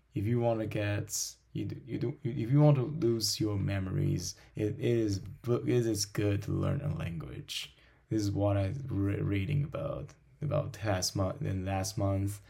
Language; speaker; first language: English; non-native, fluent; Min Nan Chinese